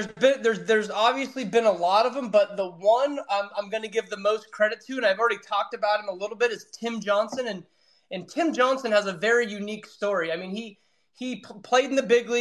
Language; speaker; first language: English; native; English